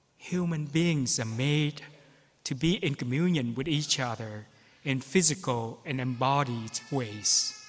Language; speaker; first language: English; non-native, fluent; Vietnamese